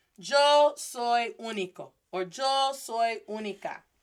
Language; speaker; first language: Spanish; non-native, fluent; English